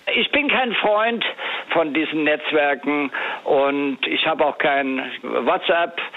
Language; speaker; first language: German; native; German